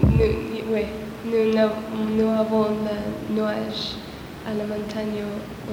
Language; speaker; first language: French; non-native, learner; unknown